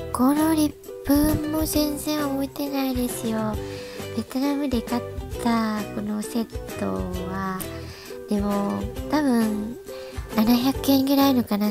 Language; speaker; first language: Japanese; non-native, fluent; Vietnamese